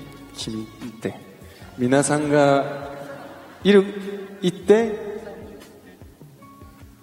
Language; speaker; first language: Japanese; non-native, learner; Korean